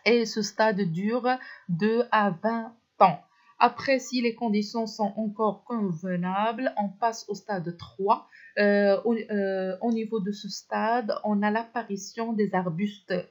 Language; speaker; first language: French; non-native, local second language; Arabic